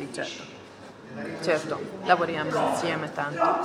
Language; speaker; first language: Italian; non-native, fluent; Hebrew